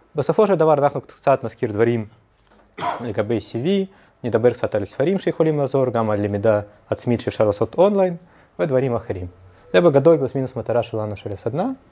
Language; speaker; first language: Hebrew; non-native, fluent; Russian